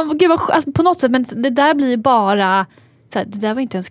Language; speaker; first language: Swedish; native; Swedish